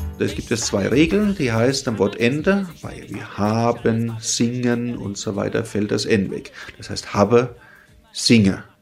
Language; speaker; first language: German; native; German